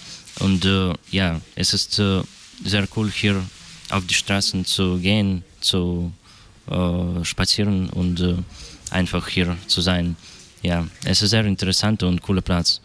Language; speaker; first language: German; non-native, fluent; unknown